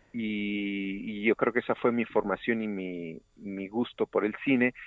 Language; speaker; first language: Spanish; native; Spanish